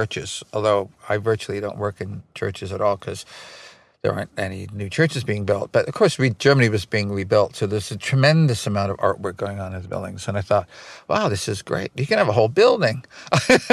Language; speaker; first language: English; native; English